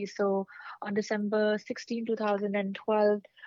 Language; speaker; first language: English; non-native, local second language; Hindi